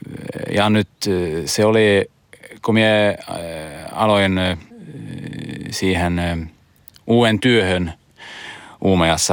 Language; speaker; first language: Finnish; early bilingual, heritage; Swedish